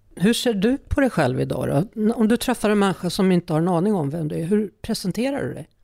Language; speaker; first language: Swedish; native; Swedish